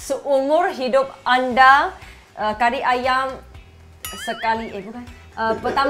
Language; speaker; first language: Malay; non-native, local second language; Cantonese